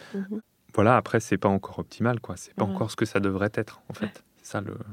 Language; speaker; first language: French; native; French